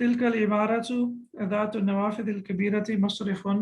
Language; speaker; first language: Arabic; non-native, fluent; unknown